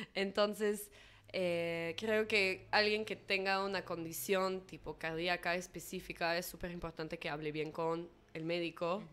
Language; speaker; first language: Spanish; non-native, fluent; English